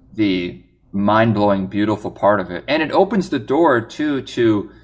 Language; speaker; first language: English; native; English